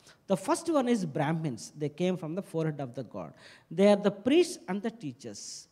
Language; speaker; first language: English; non-native, local second language; Telugu